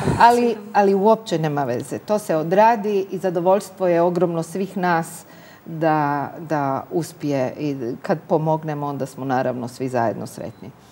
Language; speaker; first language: Croatian; native; Croatian